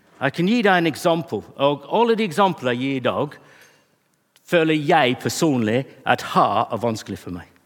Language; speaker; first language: Norwegian; non-native, fluent; English